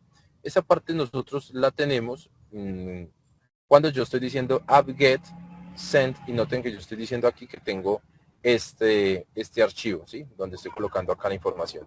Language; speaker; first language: Spanish; native; Spanish